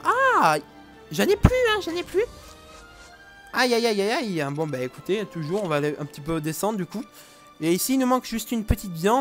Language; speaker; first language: French; native; French